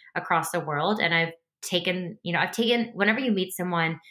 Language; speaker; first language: English; native; English